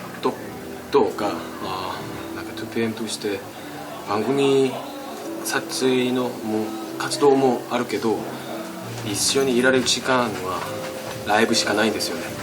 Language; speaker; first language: Japanese; non-native, fluent; Korean